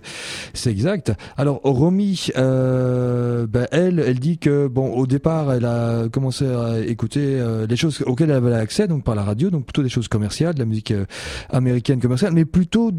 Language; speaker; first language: French; native; French